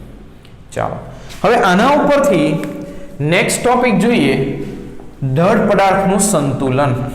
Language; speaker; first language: Gujarati; native; Gujarati